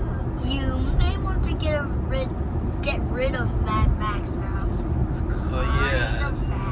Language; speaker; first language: English; native; English